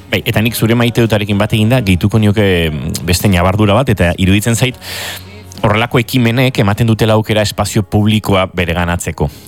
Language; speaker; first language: Basque; native; Basque